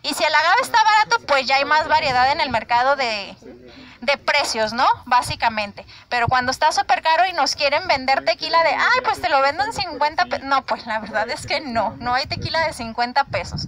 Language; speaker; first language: Spanish; native; Spanish